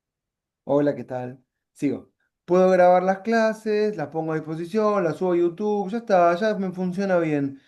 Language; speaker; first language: Spanish; native; Spanish